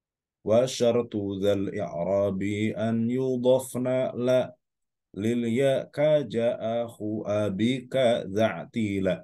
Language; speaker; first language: Arabic; non-native, fluent; Indonesian